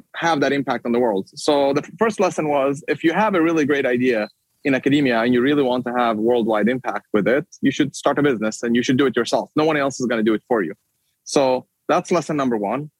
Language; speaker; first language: English; non-native, fluent; Swedish